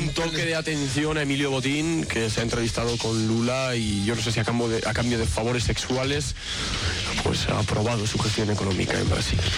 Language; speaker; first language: Spanish; native; Spanish